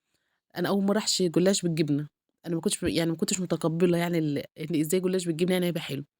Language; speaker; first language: Arabic; native; Arabic